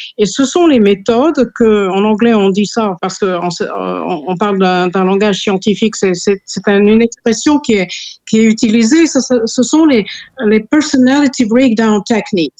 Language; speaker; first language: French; non-native, fluent; Serbian